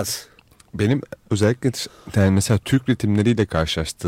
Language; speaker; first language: Turkish; native; Turkish